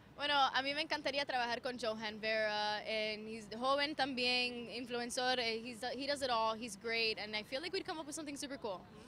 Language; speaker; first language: English; early bilingual, other home language; Spanish